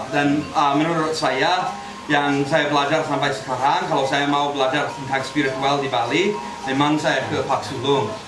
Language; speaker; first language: Indonesian; non-native, fluent; Spanish